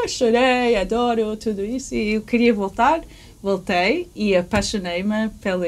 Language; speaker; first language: Portuguese; early bilingual, heritage; English